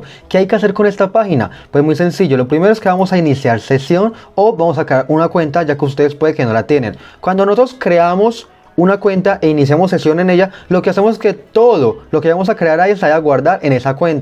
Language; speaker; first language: Spanish; native; Spanish